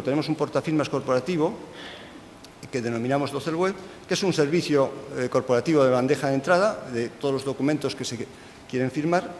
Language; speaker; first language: Spanish; native; Spanish